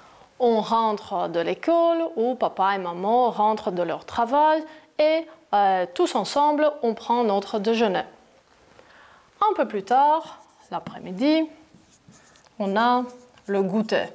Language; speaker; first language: French; non-native, fluent; Greek